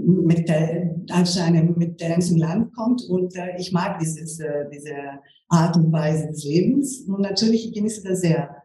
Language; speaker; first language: German; non-native, fluent; Greek